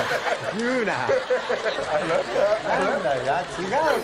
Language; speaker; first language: Japanese; native; Japanese